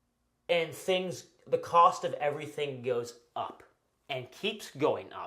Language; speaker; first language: English; native; English